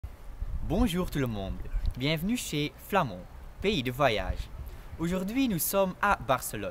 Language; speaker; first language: French; non-native, learner; Dutch